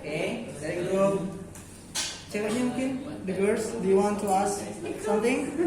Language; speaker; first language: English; non-native, fluent; Indonesian